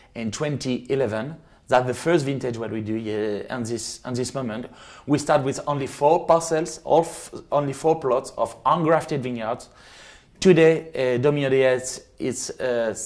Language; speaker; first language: English; non-native, fluent; French